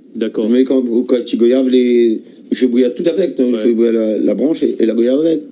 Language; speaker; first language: French; native; French